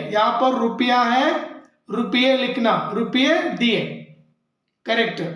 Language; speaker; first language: Hindi; non-native, local second language; Kannada